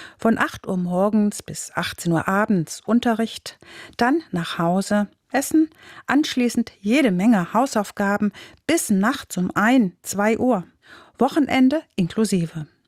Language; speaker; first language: German; native; German